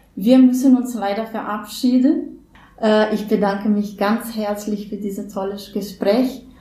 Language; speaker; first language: German; native; German